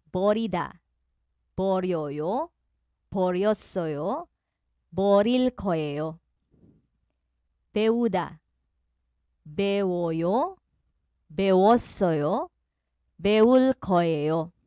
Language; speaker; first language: Korean; non-native, fluent; Filipino